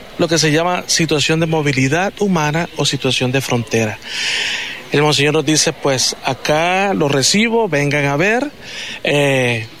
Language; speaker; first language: Spanish; native; Spanish